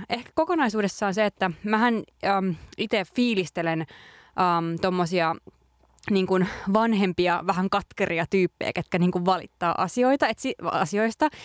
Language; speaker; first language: Finnish; native; Finnish